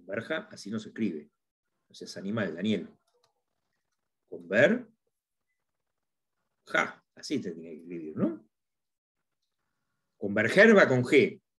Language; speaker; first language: Spanish; native; Spanish